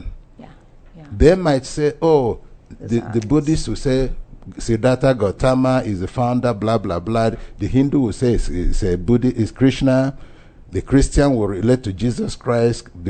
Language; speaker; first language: English; non-native, local second language; Igbo